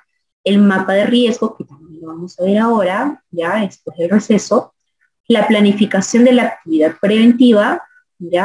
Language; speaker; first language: Spanish; native; Spanish